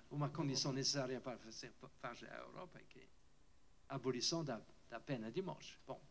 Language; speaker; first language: Portuguese; non-native, fluent; French